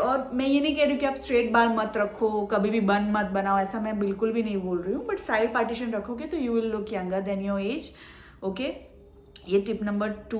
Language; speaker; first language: Hindi; native; Hindi